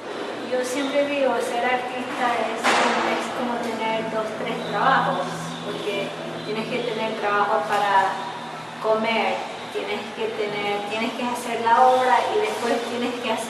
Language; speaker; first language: Spanish; early bilingual, heritage; English